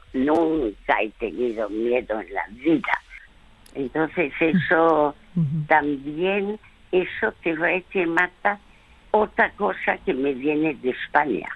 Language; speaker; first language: Spanish; early bilingual, other home language; French